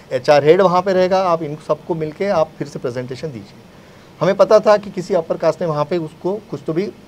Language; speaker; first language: Hindi; native; Hindi